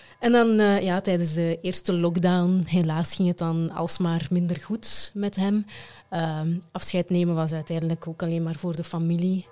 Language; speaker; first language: Dutch; native; Dutch